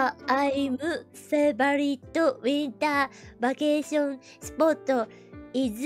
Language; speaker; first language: English; non-native, learner; Japanese